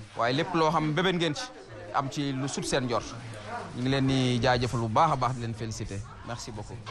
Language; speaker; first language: Wolof; native; Wolof